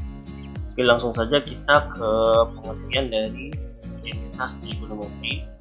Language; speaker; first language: Indonesian; native; Indonesian